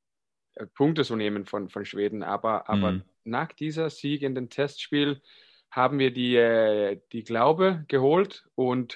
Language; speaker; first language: German; non-native, fluent; Danish